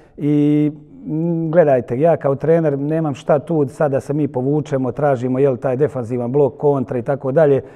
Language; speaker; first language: Croatian; native; Croatian